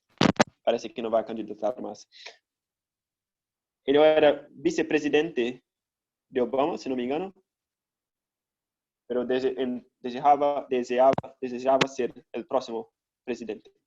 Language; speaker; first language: Spanish; non-native, fluent; Portuguese